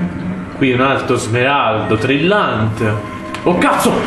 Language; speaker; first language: Italian; native; Italian